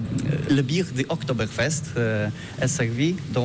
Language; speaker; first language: French; non-native, learner; Polish